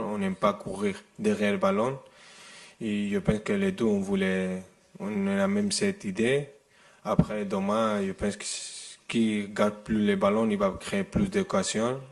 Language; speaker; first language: French; non-native, fluent; Spanish